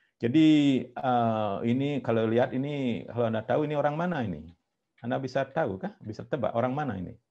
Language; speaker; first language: Indonesian; non-native, local second language; Balinese